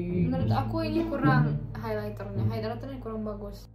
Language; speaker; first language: Indonesian; early bilingual, other home language; Russian